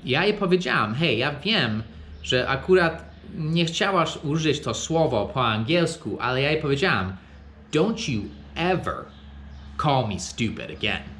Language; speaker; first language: Polish; non-native, fluent; English